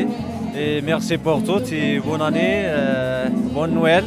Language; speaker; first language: French; non-native, learner; Arabic